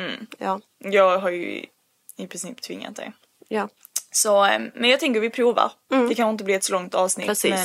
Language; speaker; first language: Swedish; early bilingual, other home language; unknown